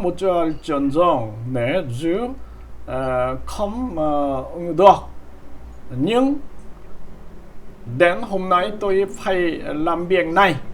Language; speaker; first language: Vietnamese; non-native, learner; Korean